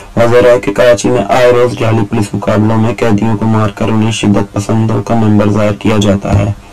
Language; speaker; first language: Urdu; non-native, local second language; Baluchi